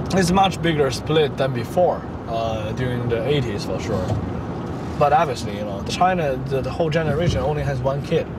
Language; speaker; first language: English; non-native, fluent; Chinese